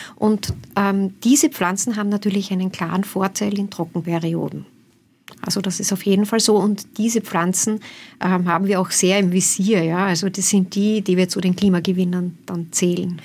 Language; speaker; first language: German; native; German